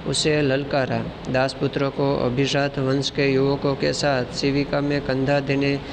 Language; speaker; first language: Hindi; non-native, local second language; Gujarati